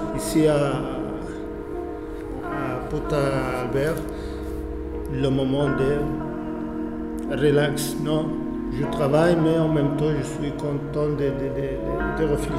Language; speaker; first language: French; non-native, fluent; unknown